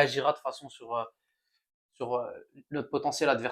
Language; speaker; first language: French; native; French